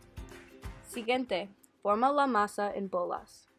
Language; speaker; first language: Spanish; non-native, learner; English